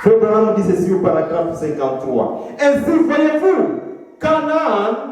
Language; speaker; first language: French; non-native, local second language; Swahili